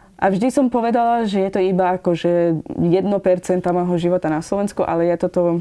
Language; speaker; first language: Slovak; non-native, fluent; Persian